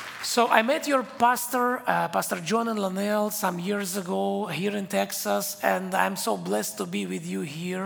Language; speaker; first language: English; non-native, fluent; Hebrew